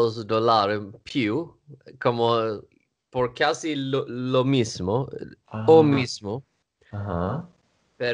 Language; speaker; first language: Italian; non-native, learner; Swedish